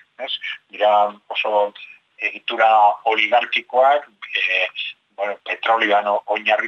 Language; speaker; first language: Basque; native; Basque